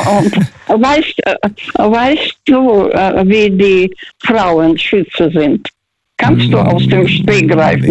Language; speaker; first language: German; non-native, fluent; Russian